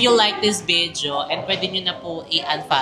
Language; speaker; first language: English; non-native, local second language; Filipino